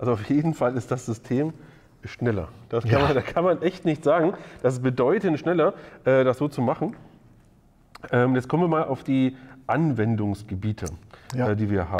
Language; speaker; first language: German; native; German